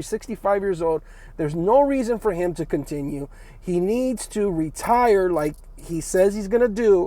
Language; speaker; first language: English; native; English